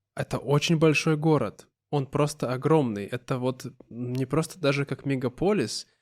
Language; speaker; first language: Russian; native; Russian